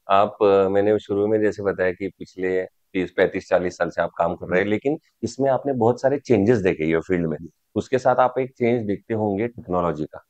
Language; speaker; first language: Hindi; non-native, local second language; Marathi